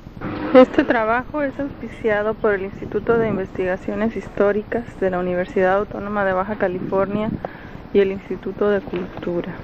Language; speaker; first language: Spanish; native; Spanish